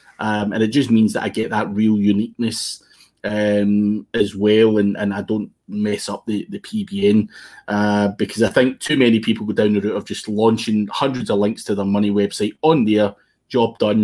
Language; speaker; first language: English; native; English